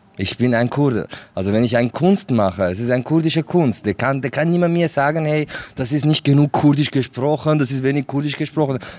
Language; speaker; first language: German; non-native, fluent; Kurdish